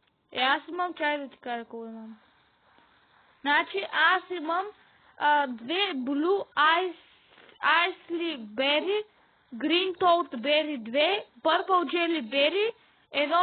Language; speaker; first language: Bulgarian; native; Bulgarian